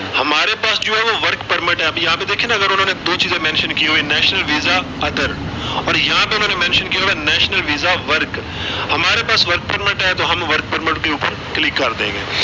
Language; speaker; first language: Urdu; non-native, local second language; Punjabi